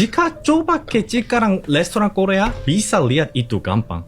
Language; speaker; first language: Indonesian; non-native, learner; Korean